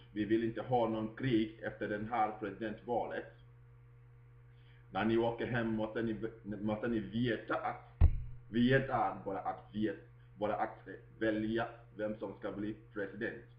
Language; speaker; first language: Swedish; non-native, fluent; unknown